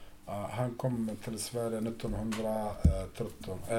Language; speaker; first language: Swedish; non-native, fluent; Arabic